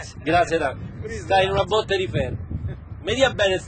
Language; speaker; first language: Italian; native; Italian